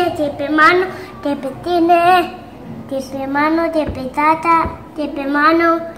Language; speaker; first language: Romanian; early bilingual, heritage; Romanian